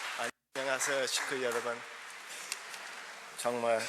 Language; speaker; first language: Korean; early bilingual, heritage; English